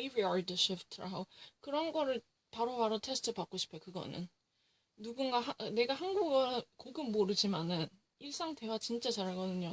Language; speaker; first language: Korean; early bilingual, heritage; English